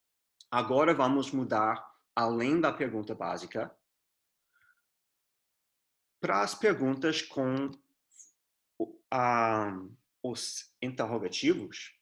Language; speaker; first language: Portuguese; non-native, fluent; English